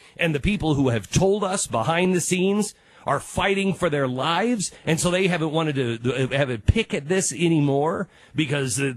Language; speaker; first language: English; native; English